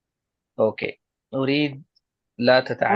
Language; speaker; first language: Arabic; non-native, fluent; Urdu